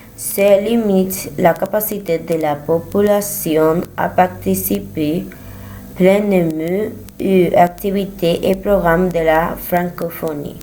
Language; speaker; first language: French; non-native, learner; Spanish